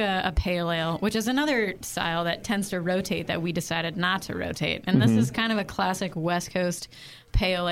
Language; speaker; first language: English; native; English